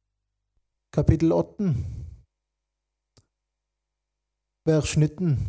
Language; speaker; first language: Norwegian; non-native, fluent; German